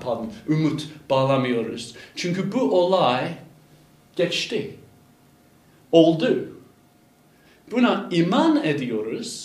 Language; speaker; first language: Turkish; non-native, fluent; English